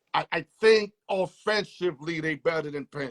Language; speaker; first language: English; native; English